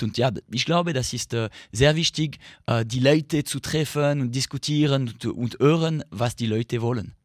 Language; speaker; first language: German; non-native, local second language; French